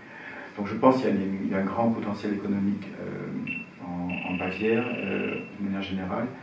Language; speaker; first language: French; native; French